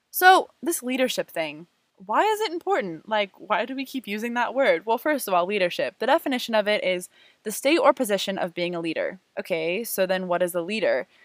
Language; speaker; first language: English; native; English